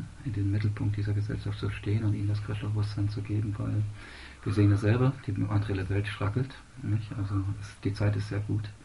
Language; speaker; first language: German; native; German